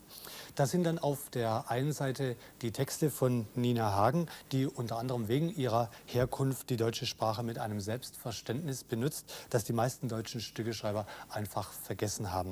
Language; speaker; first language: German; native; German